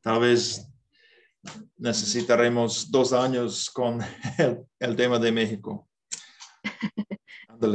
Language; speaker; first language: Spanish; non-native, fluent; English